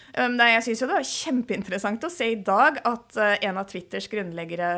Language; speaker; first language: Norwegian; native; Norwegian